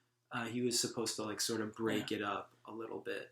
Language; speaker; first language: English; native; English